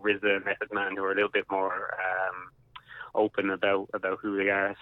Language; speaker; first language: English; native; English